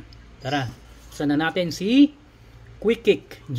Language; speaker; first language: Filipino; native; Filipino